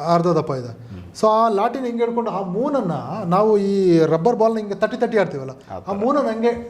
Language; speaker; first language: Kannada; non-native, local second language; Malayalam